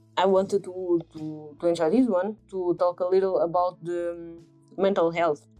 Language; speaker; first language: English; non-native, fluent; Portuguese